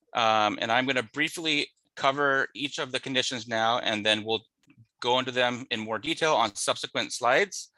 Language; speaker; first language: English; native; English